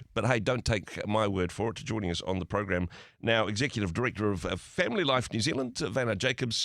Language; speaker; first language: English; native; English